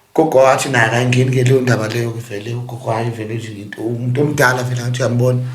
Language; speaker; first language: Zulu; native; Zulu